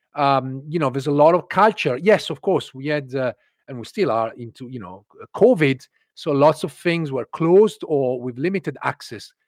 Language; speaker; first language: English; non-native, fluent; Italian